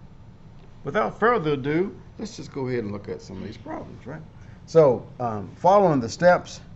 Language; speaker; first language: English; native; English